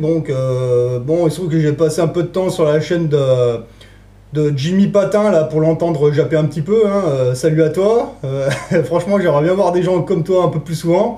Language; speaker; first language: French; native; French